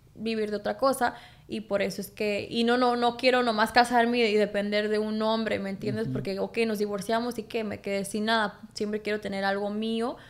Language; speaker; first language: Spanish; early bilingual, heritage; Spanish